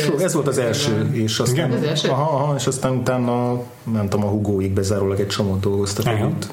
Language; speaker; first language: Hungarian; native; Hungarian